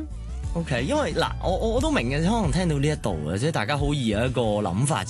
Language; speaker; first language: Cantonese; native; Cantonese